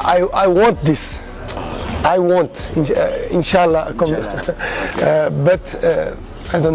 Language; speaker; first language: English; non-native, learner; Portuguese